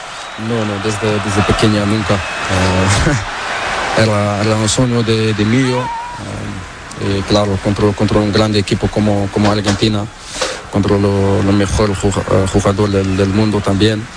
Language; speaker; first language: Spanish; non-native, learner; Portuguese